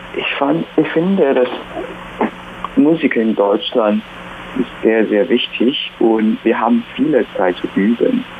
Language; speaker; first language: German; non-native, fluent; Chinese